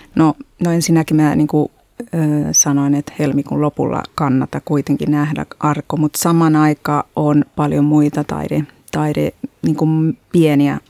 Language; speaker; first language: Finnish; non-native, fluent; Spanish